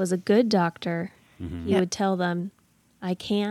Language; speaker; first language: English; native; English